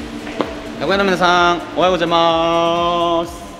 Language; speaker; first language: Japanese; non-native, learner; Korean